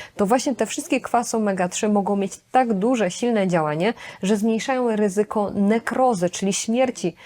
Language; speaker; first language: Polish; native; Polish